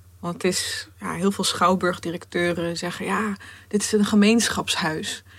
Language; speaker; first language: Dutch; early bilingual, other home language; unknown